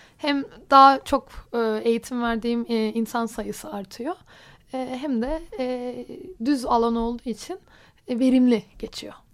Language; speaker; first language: Turkish; native; Turkish